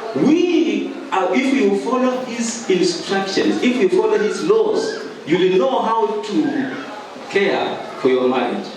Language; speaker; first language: English; non-native, local second language; Swahili